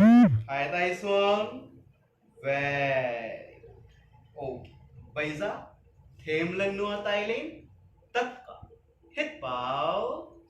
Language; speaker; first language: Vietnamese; non-native, learner; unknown